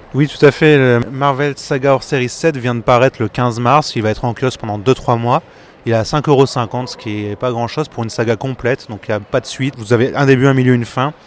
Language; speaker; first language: French; native; French